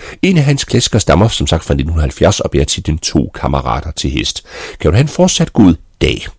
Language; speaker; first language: Danish; native; Danish